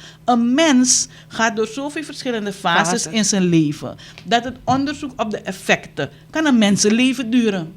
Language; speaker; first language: Dutch; native; Dutch